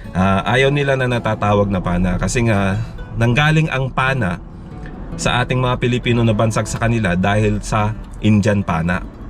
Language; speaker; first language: Filipino; native; Filipino